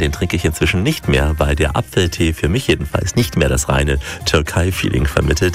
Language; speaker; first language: German; native; German